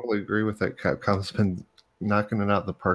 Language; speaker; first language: English; native; English